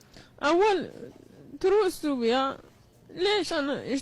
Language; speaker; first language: Arabic; non-native, learner; Amharic